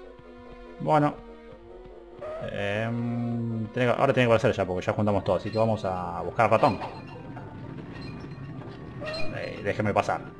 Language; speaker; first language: Spanish; native; Spanish